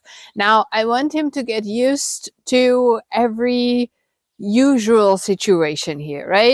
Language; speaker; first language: English; non-native, fluent; German